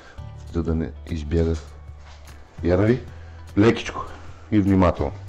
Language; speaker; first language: Bulgarian; native; Bulgarian